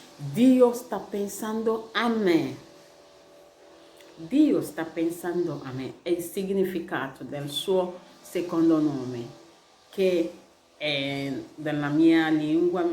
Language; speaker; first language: Italian; non-native, learner; Igbo